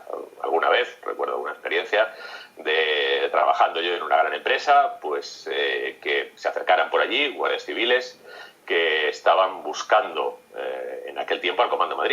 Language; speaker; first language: Spanish; native; Spanish